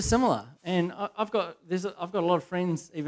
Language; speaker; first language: English; native; English